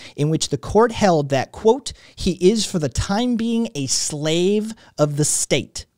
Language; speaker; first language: English; native; English